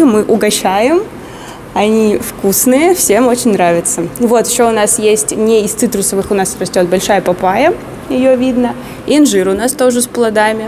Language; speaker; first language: Russian; native; Russian